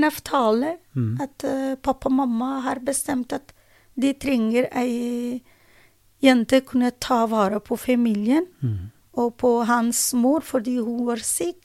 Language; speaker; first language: Norwegian; non-native, learner; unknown